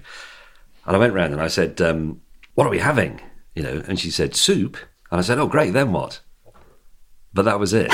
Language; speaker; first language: English; native; English